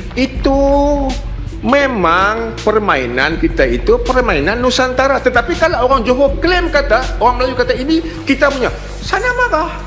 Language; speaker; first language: Malay; native; Malay